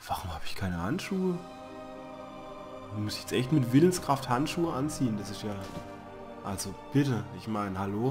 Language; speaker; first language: German; native; German